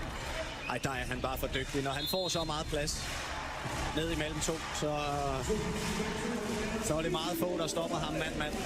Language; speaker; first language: Danish; native; Danish